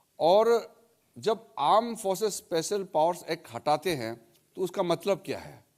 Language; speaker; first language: Hindi; non-native, local second language; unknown